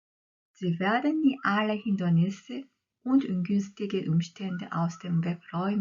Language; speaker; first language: German; non-native, fluent; Korean